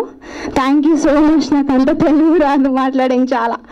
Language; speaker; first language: Telugu; non-native, learner; Kannada